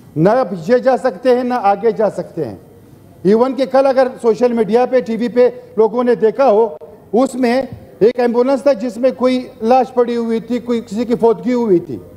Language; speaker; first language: Urdu; non-native, local second language; Pashto